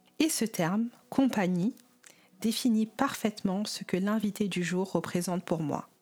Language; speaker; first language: French; native; French